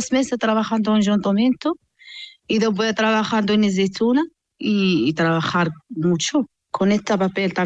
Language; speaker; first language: Spanish; non-native, learner; Arabic